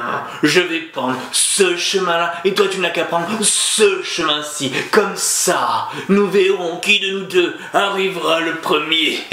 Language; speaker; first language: French; native; French